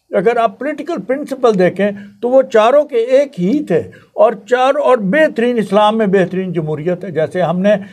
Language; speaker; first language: Urdu; non-native, local second language; Punjabi